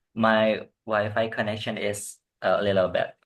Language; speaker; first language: English; non-native, learner; Indonesian